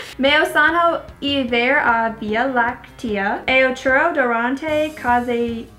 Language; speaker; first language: Portuguese; non-native, learner; English